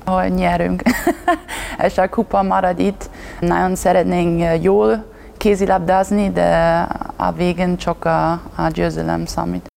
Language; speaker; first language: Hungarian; non-native, learner; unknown